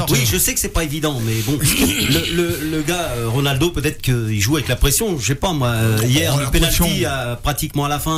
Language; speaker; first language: French; native; French